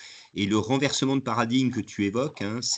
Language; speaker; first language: French; native; French